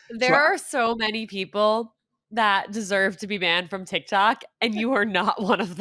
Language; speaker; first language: English; native; English